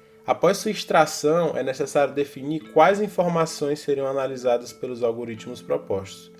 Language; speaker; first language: Portuguese; native; Portuguese